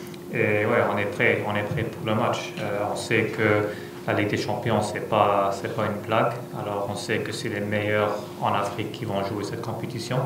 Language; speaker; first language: French; non-native, fluent; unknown